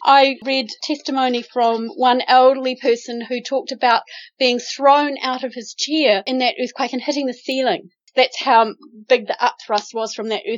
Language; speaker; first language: English; native; English